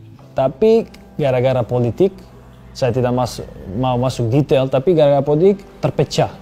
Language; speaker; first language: Indonesian; non-native, fluent; Serbian